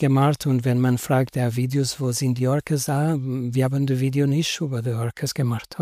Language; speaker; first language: German; non-native, learner; Portuguese